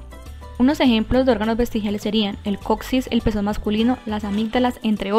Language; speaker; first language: Spanish; native; Spanish